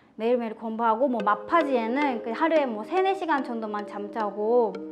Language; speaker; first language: Korean; non-native, fluent; Japanese